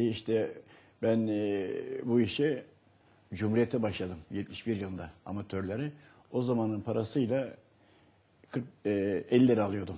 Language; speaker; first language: Turkish; native; Turkish